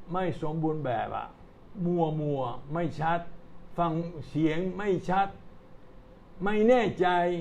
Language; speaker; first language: Thai; non-native, fluent; Italian